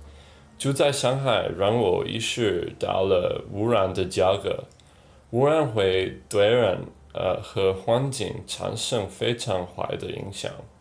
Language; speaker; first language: Chinese; non-native, learner; English